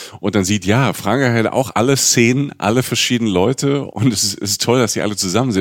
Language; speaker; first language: German; native; German